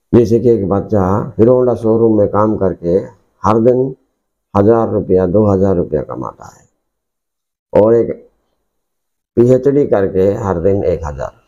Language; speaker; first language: Hindi; non-native, local second language; Odia